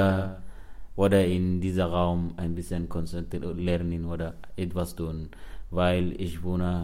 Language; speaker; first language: German; non-native, learner; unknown